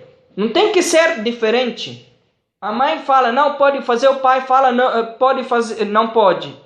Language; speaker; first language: Portuguese; non-native, fluent; Arabic